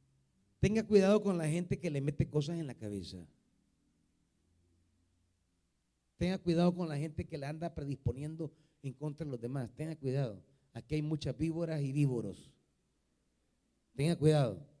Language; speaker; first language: Spanish; native; Spanish